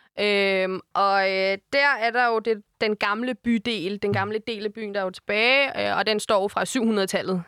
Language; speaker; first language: Danish; native; Danish